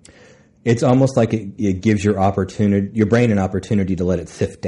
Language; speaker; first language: English; native; English